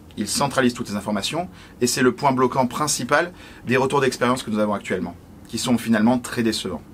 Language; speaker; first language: French; native; French